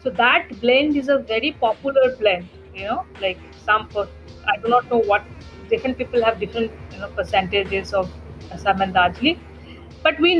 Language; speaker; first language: English; non-native, local second language; Bangla